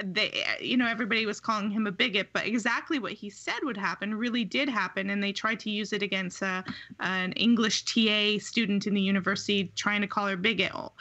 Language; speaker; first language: English; native; English